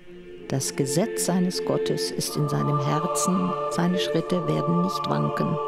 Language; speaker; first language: German; native; German